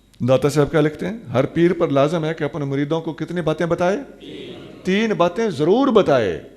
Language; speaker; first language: Urdu; non-native, local second language; Saraiki